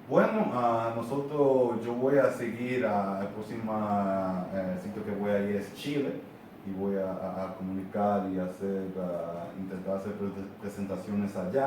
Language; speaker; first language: Spanish; non-native, fluent; English